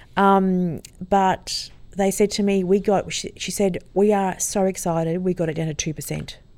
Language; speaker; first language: English; native; English